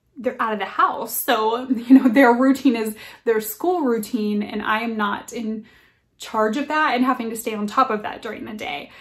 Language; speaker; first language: English; native; English